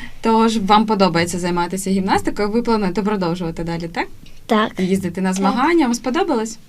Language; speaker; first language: Ukrainian; native; Ukrainian